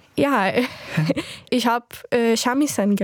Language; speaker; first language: German; non-native, fluent; Ukrainian